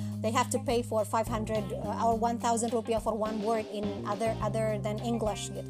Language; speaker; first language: English; non-native, fluent; Indonesian